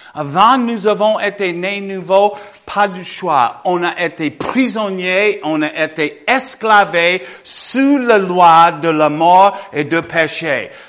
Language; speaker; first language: French; non-native, fluent; English